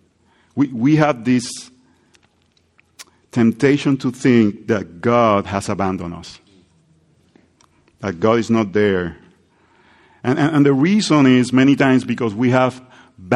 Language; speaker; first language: English; non-native, fluent; Spanish